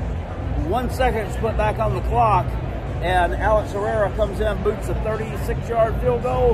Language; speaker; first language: English; native; English